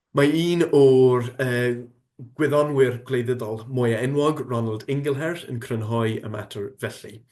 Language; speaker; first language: Welsh; non-native, fluent; English